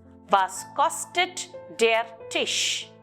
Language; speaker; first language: German; non-native, fluent; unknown